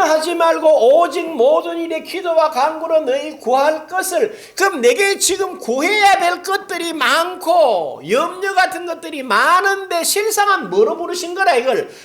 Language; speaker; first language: Korean; native; Korean